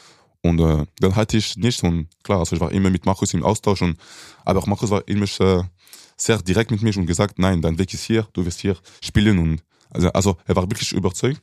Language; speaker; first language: German; non-native, local second language; French